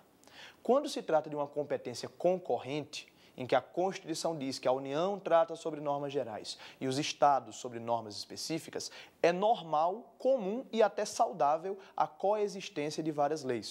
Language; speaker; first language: Portuguese; native; Portuguese